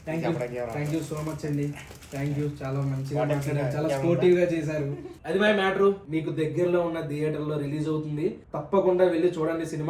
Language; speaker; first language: Telugu; native; Telugu